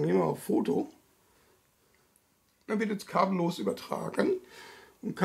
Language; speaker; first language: German; native; German